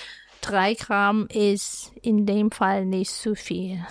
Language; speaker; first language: German; non-native, fluent; Chinese